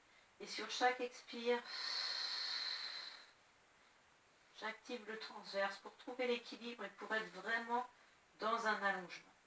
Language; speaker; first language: French; native; French